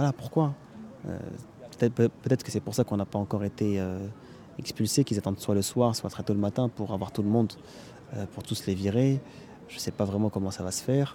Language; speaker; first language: French; native; French